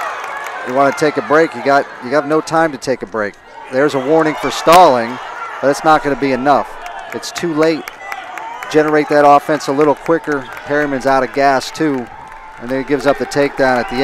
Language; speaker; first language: English; native; English